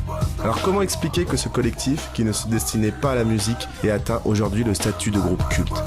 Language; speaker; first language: French; native; French